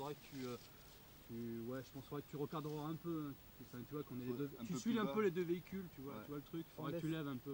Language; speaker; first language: French; native; French